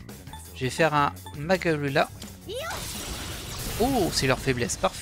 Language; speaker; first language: French; native; French